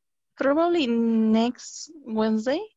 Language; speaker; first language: English; non-native, learner; Spanish